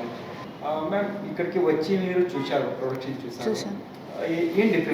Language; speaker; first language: Telugu; non-native, local second language; Hindi